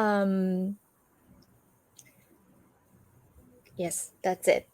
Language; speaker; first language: English; non-native, learner; Japanese